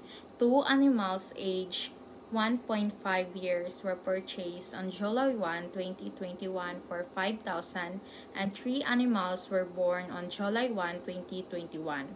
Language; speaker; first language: English; non-native, local second language; Cebuano